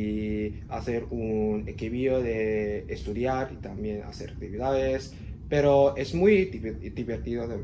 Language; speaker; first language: Spanish; non-native, learner; Cantonese